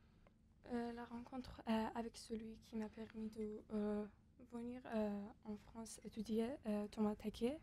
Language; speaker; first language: French; non-native, fluent; Persian